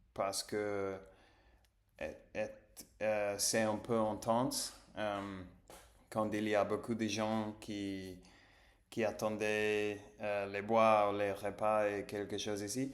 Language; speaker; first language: French; non-native, learner; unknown